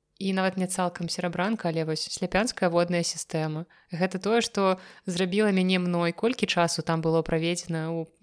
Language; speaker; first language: Belarusian; non-native, local second language; Russian